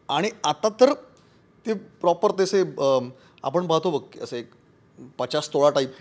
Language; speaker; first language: Marathi; native; Marathi